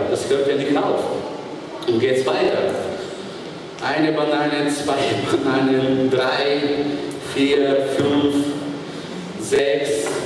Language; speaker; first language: German; non-native, fluent; Bulgarian